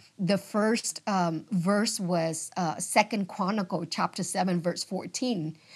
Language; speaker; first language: English; early bilingual, other home language; Vietnamese